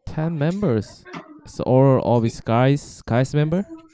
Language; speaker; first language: English; non-native, learner; Korean